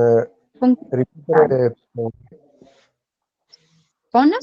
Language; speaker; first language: Italian; non-native, fluent; Urdu